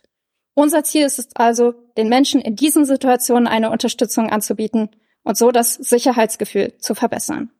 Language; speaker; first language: German; native; German